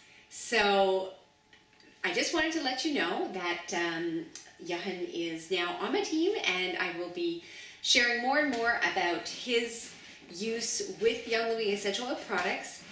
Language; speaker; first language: English; native; English